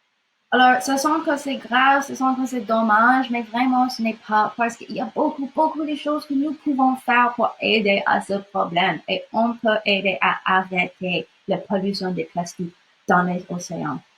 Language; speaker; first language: French; non-native, local second language; English